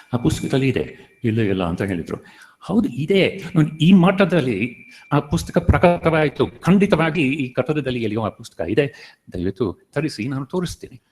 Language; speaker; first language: Kannada; non-native, fluent; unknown